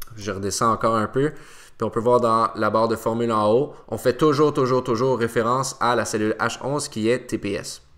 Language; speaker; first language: French; native; French